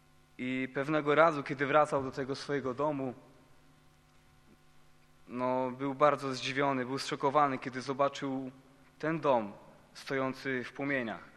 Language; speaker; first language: Polish; native; Polish